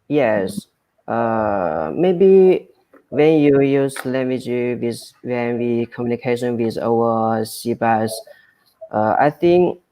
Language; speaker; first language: English; non-native, learner; Chinese